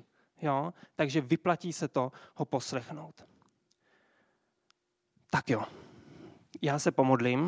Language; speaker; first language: Czech; native; Czech